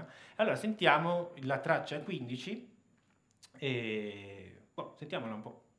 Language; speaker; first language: Italian; native; Italian